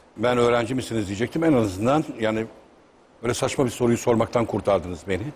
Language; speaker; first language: Turkish; native; Turkish